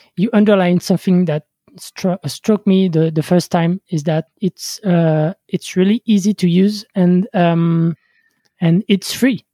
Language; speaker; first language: English; non-native, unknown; French